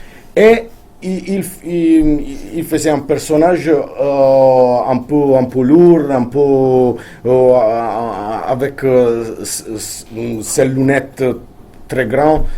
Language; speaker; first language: French; non-native, fluent; Italian